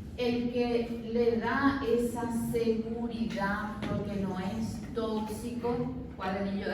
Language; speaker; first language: Spanish; native; Spanish